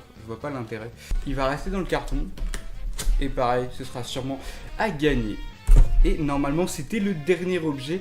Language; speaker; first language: French; native; French